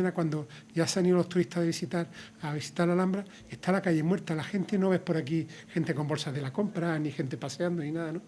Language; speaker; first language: Spanish; native; Spanish